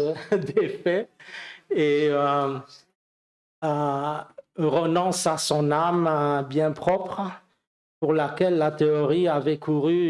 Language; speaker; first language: French; non-native, fluent; Romanian